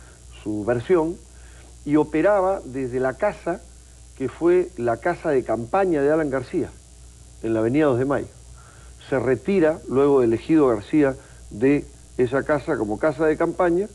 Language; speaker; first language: Spanish; native; Spanish